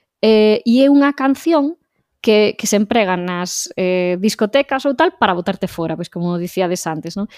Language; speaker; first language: Galician; native; Galician